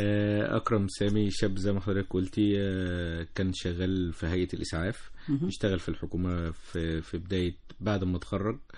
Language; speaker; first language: Arabic; native; Arabic